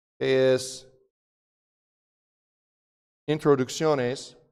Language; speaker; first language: Spanish; non-native, fluent; English